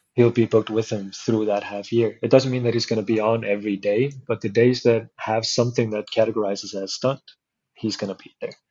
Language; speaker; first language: English; non-native, fluent; Icelandic